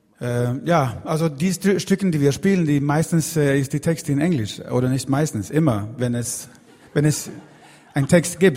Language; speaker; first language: German; non-native, fluent; Swedish